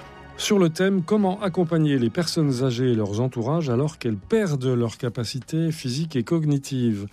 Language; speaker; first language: French; native; French